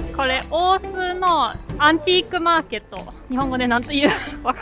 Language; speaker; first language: Japanese; non-native, fluent; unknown